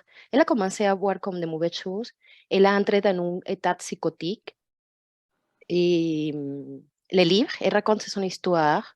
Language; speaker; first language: French; non-native, fluent; Portuguese